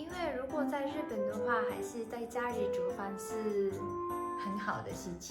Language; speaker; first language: Chinese; non-native, fluent; Japanese